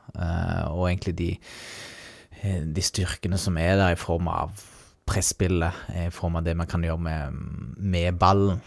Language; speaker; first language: Norwegian; native; Norwegian